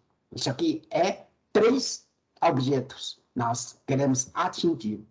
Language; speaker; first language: Portuguese; non-native, fluent; Chinese